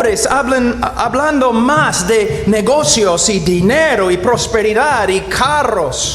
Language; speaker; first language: Spanish; non-native, fluent; English